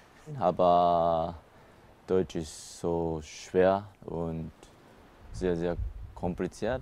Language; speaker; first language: German; non-native, learner; Japanese